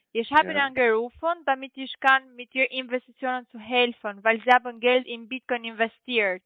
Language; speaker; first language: German; non-native, learner; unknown